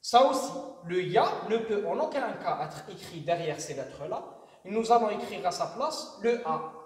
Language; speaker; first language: French; non-native, local second language; Arabic